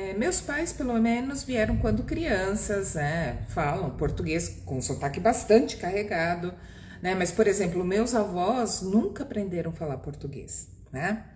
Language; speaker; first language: Portuguese; early bilingual, other home language; Japanese